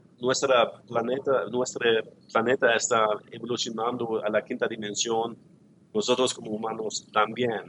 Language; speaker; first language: Spanish; non-native, learner; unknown